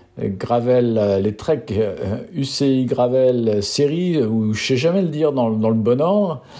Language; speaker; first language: French; native; French